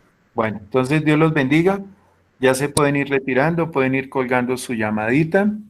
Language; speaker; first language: Spanish; native; Spanish